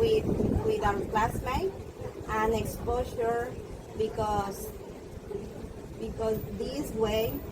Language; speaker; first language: English; non-native, learner; Spanish